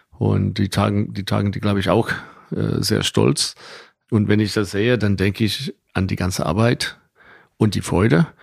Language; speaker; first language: German; non-native, fluent; English